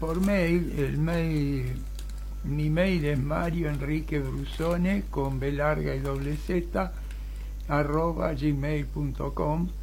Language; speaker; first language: Spanish; native; Spanish